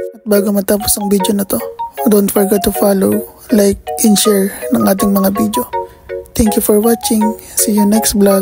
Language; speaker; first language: Filipino; native; Filipino